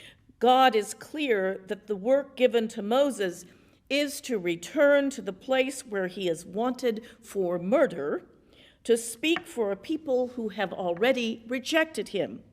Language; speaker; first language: English; native; English